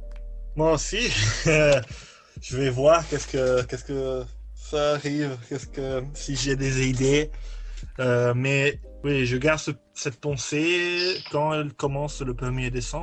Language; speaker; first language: French; non-native, learner; Italian